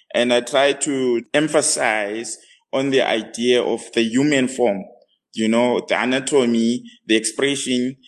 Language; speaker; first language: English; non-native, local second language; North Ndebele